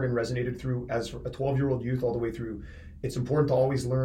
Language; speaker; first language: English; native; English